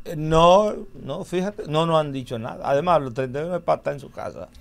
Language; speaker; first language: Spanish; native; Spanish